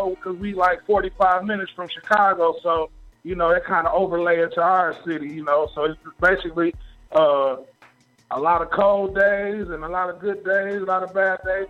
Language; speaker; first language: English; native; English